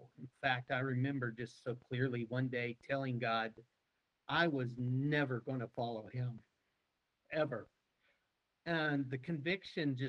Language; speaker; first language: English; native; English